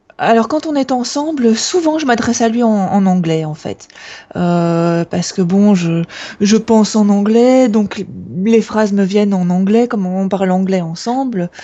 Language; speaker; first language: French; native; French